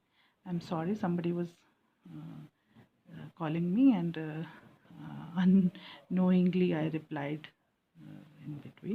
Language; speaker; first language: English; non-native, local second language; Hindi